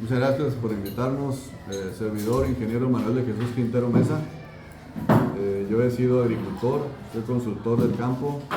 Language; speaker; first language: Spanish; native; Spanish